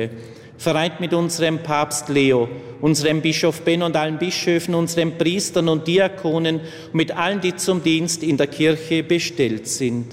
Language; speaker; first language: German; native; German